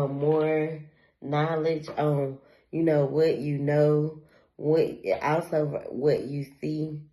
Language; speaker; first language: English; native; English